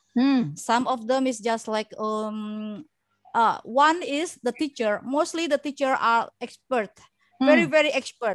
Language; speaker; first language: English; non-native, learner; Indonesian